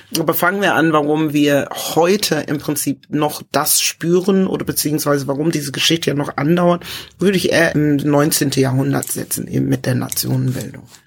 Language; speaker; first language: German; early bilingual, other home language; English